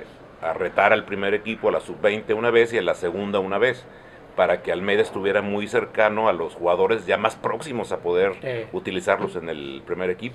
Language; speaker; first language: Spanish; native; Spanish